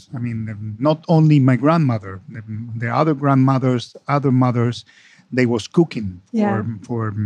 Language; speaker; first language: English; non-native, fluent; Spanish